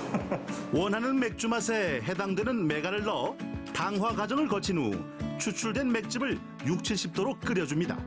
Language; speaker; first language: Korean; native; Korean